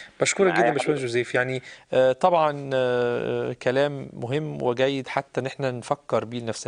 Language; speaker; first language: Arabic; native; Arabic